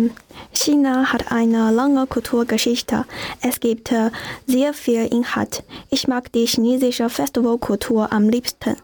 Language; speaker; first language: German; non-native, learner; Chinese